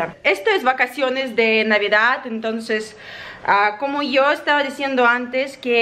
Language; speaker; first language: Spanish; non-native, learner; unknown